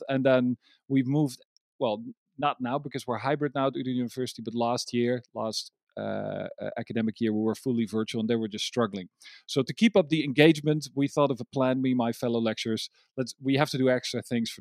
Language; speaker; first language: English; non-native, fluent; Dutch